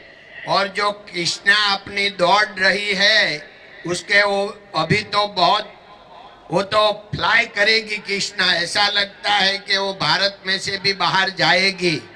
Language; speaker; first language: Hindi; non-native, local second language; Gujarati